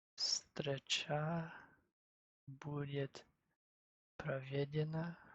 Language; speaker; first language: Russian; non-native, learner; English